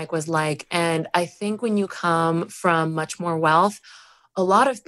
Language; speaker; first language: English; early bilingual, other home language; Spanish